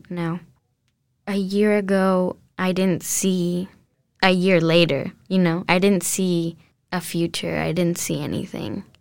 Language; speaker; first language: English; non-native, fluent; Spanish